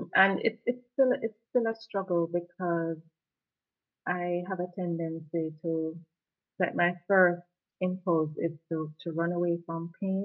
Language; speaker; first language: English; non-native, local second language; Jamaican Creole English